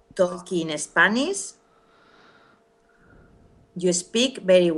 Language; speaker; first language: English; non-native, learner; Spanish